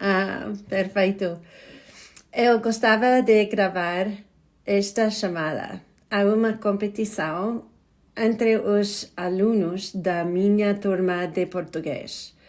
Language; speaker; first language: Portuguese; non-native, learner; English